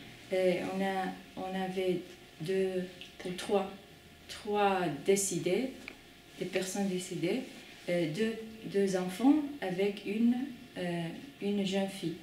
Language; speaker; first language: French; non-native, fluent; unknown